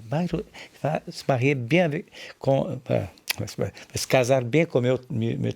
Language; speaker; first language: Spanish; non-native, learner; Portuguese